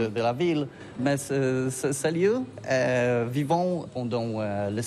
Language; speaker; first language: French; non-native, learner; Polish